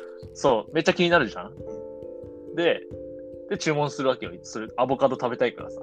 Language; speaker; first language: Japanese; native; Japanese